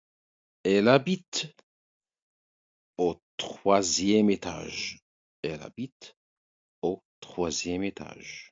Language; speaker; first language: French; non-native, fluent; Arabic